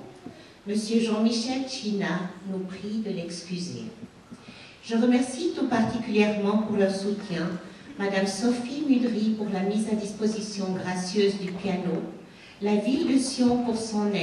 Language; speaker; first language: French; native; French